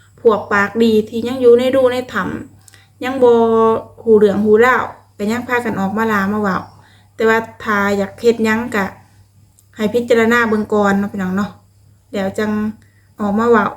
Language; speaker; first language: Thai; non-native, local second language; Lao